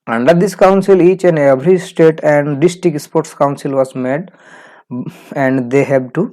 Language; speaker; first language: English; non-native, local second language; Bangla